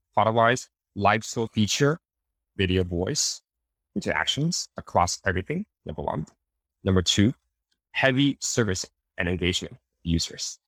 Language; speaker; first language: English; early bilingual, other home language; Chinese